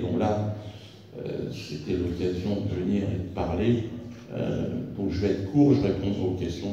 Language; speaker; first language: French; native; French